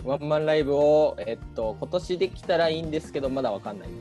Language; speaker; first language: Japanese; native; Japanese